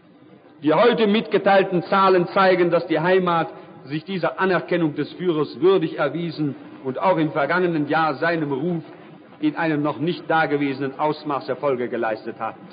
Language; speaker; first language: German; native; German